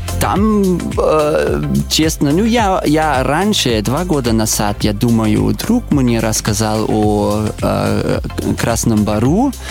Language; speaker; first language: Russian; non-native, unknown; German